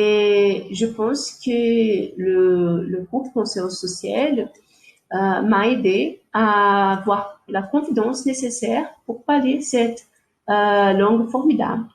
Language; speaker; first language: French; non-native, fluent; Portuguese